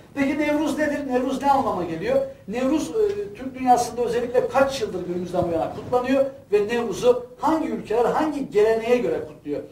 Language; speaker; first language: Turkish; native; Turkish